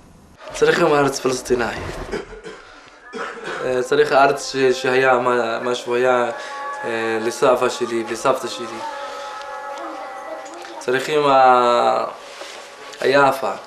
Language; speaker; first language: Hebrew; non-native, local second language; Arabic